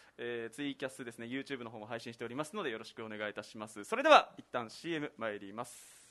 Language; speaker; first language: Japanese; native; Japanese